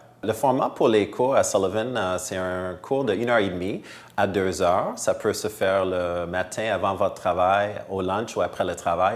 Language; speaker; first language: French; non-native, fluent; English